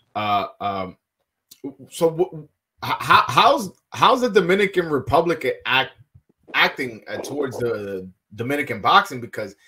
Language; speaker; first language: English; early bilingual, other home language; Spanish